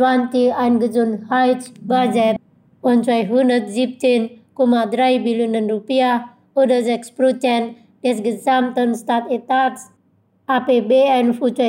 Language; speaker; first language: German; non-native, fluent; Indonesian